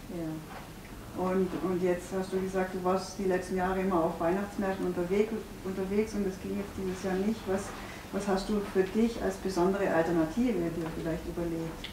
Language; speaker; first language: German; native; German